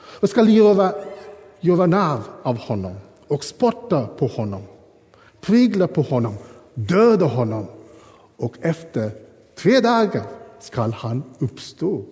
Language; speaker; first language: Swedish; non-native, fluent; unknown